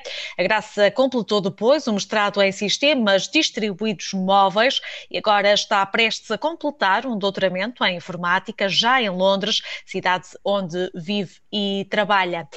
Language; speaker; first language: Portuguese; native; Portuguese